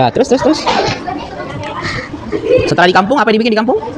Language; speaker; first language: Indonesian; native; Indonesian